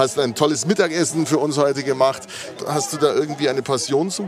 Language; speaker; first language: German; native; German